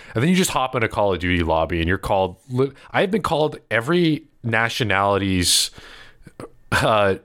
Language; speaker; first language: English; early bilingual, other home language; Filipino